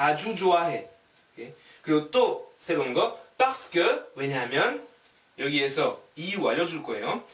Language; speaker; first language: Korean; non-native, fluent; French